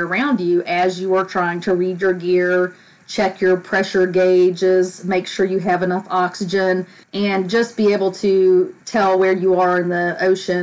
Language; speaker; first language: English; native; English